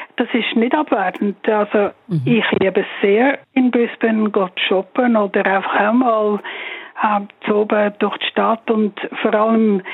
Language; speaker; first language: German; native; German